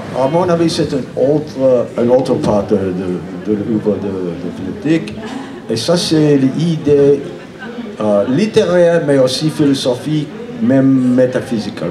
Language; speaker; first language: French; non-native, learner; English